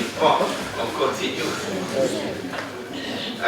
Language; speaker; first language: French; non-native, fluent; Greek